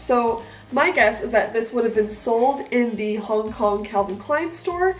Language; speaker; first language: English; native; English